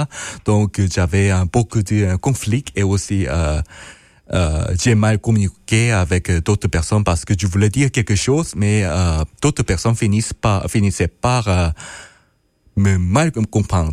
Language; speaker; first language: French; non-native, fluent; Korean